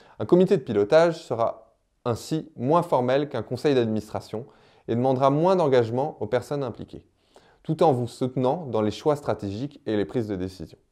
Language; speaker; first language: French; native; French